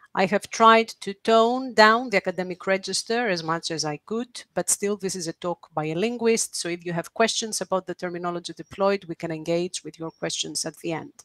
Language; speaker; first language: English; non-native, fluent; Greek